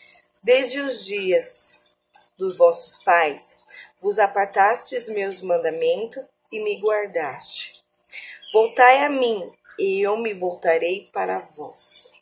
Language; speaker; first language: Portuguese; native; Portuguese